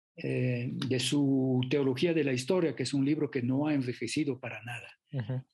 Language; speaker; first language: Spanish; non-native, fluent; French